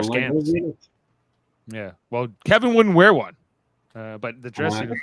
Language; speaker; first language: English; native; English